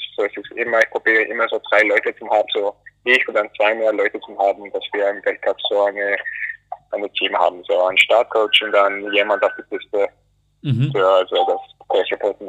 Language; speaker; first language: German; non-native, fluent; English